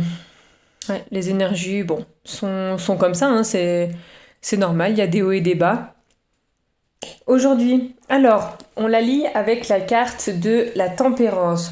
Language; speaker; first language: French; native; French